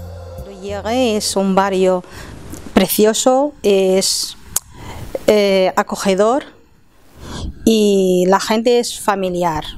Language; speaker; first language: Spanish; non-native, fluent; Arabic